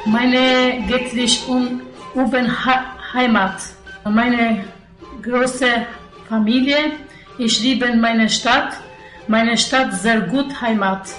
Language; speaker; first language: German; non-native, learner; Albanian